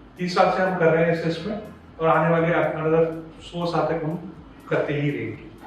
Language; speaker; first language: Hindi; non-native, local second language; Gujarati